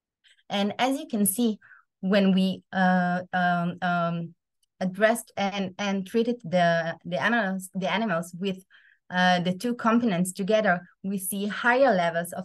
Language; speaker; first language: English; non-native, fluent; Hebrew